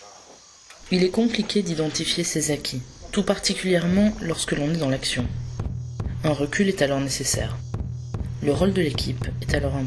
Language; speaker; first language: French; native; French